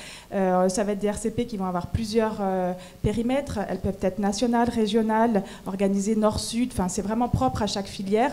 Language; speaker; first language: French; native; French